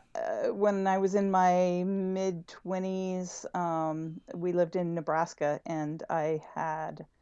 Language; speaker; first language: English; native; English